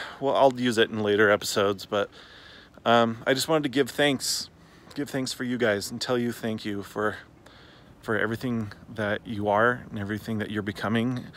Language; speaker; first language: English; native; English